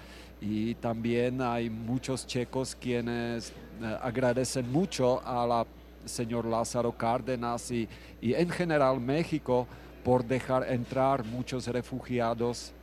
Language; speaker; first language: Spanish; non-native, fluent; Czech